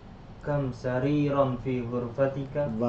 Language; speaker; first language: Arabic; non-native, learner; Indonesian